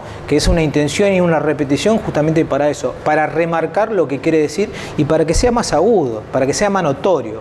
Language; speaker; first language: Spanish; native; Spanish